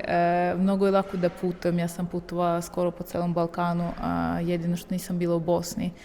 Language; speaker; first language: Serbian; non-native, fluent; Russian